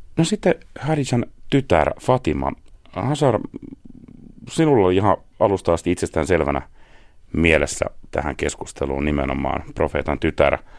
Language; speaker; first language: Finnish; native; Finnish